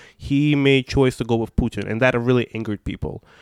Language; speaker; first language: English; non-native, fluent; Russian